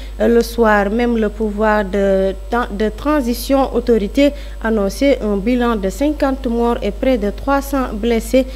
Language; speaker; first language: French; non-native, local second language; Fula